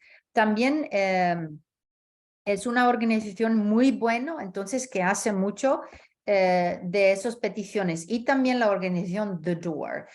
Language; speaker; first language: Spanish; early bilingual, heritage; Spanish